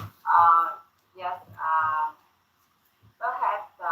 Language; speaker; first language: English; non-native, learner; Thai